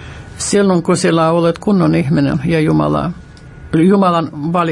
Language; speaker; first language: Finnish; non-native, fluent; Russian